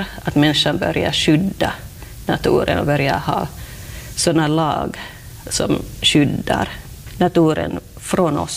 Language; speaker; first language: Swedish; non-native, local second language; Finnish